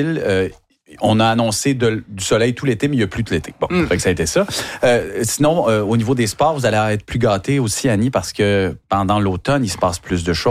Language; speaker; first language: French; native; French